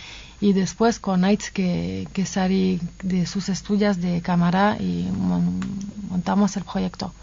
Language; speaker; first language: Spanish; non-native, fluent; French